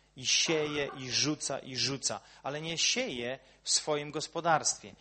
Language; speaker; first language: Polish; early bilingual, heritage; Polish